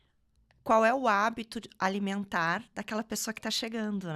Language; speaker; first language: Portuguese; native; Portuguese